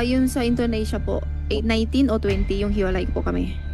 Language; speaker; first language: Filipino; non-native, learner; Chinese